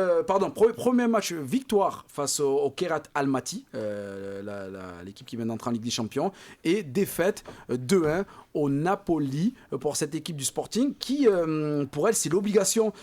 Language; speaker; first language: French; native; French